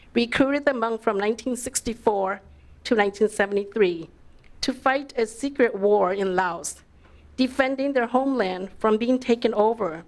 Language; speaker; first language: English; early bilingual, other home language; Lao